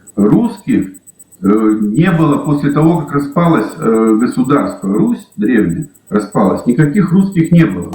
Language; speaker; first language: Russian; native; Russian